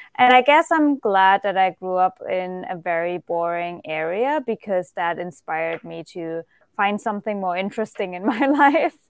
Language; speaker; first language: English; non-native, fluent; German